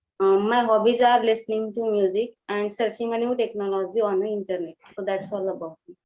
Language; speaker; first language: English; non-native, learner; Marathi